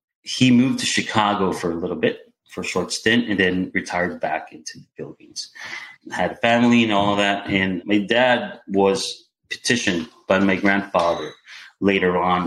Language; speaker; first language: English; non-native, local second language; Filipino